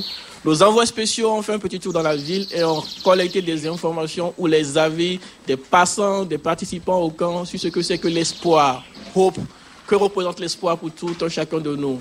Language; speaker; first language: French; non-native, fluent; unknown